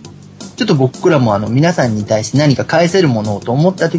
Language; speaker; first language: Japanese; native; Japanese